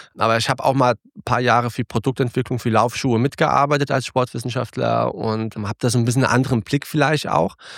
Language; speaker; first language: German; early bilingual, other home language; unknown